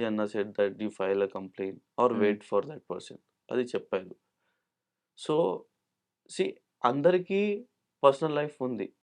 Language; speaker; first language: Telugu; non-native, local second language; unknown